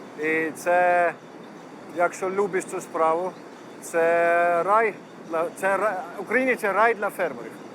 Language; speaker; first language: Ukrainian; non-native, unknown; Dutch